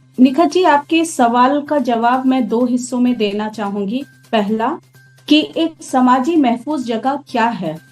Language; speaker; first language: Urdu; native; Urdu